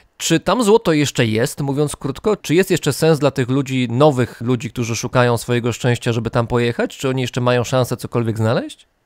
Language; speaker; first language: Polish; native; Polish